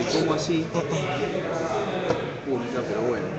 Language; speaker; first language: Spanish; native; Spanish